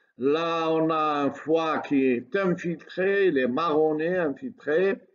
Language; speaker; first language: French; non-native, local second language; Arabic